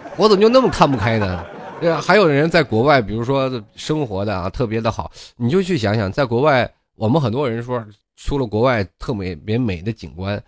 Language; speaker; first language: Chinese; native; Chinese